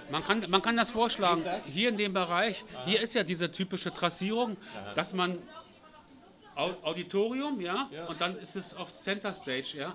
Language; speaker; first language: German; native; German